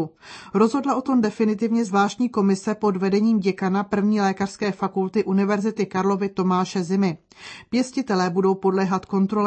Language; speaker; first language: Czech; native; Czech